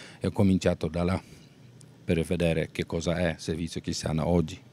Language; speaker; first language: Italian; non-native, learner; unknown